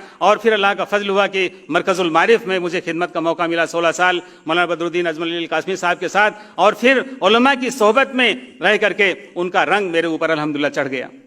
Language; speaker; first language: Urdu; native; Urdu